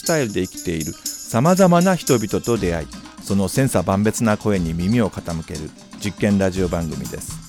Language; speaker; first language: Japanese; native; Japanese